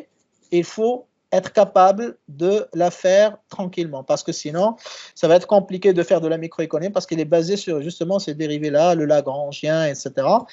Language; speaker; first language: French; non-native, local second language; Arabic